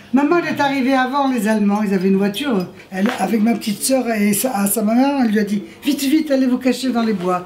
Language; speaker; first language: French; native; French